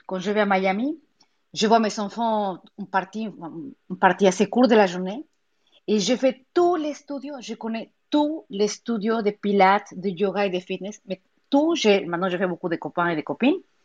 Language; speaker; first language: French; non-native, fluent; Spanish